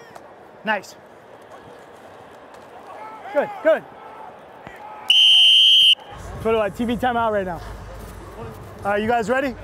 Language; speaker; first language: English; native; English